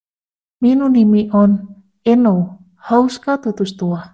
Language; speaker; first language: Finnish; non-native, learner; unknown